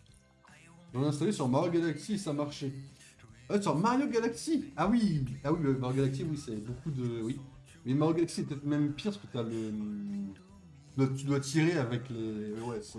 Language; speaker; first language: French; native; French